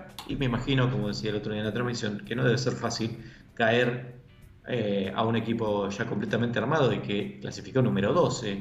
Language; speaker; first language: Spanish; native; Spanish